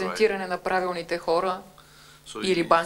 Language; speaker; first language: Bulgarian; native; Bulgarian